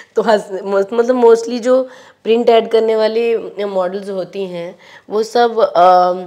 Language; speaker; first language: Hindi; native; Hindi